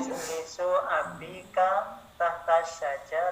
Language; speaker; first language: Arabic; non-native, learner; Indonesian